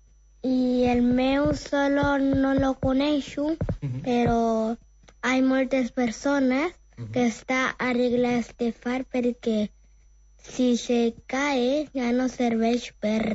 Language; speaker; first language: Catalan; non-native, learner; Spanish